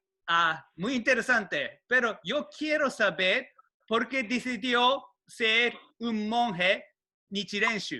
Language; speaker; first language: Spanish; non-native, learner; Japanese